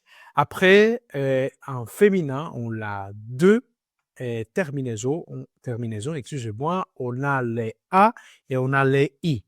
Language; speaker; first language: French; non-native, learner; Greek